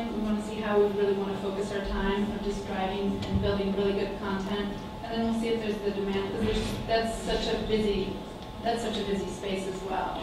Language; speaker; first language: English; native; English